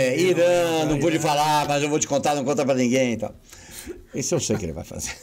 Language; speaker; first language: Portuguese; native; Portuguese